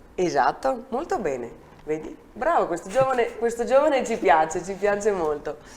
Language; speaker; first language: Italian; native; Italian